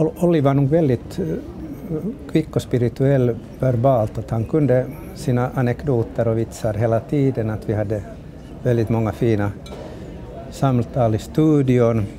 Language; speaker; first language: Swedish; native; Swedish